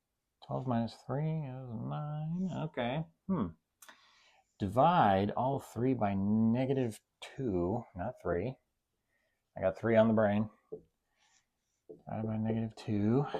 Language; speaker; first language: English; native; English